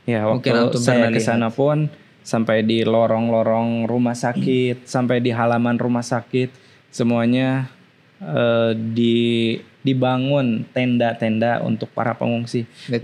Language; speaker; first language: Indonesian; non-native, local second language; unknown